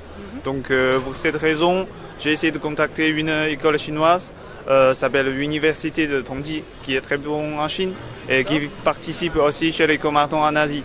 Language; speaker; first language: French; non-native, fluent; Chinese